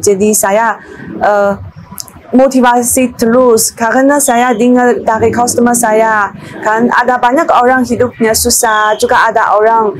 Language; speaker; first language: Indonesian; non-native, learner; Chinese